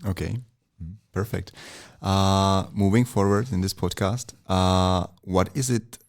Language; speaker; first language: English; non-native, fluent; Czech